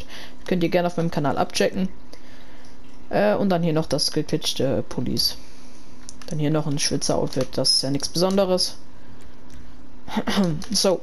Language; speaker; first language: German; native; German